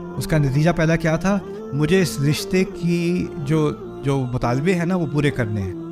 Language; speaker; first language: Urdu; early bilingual, heritage; Urdu